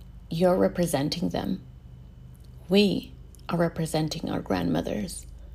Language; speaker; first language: English; early bilingual, other home language; Spanish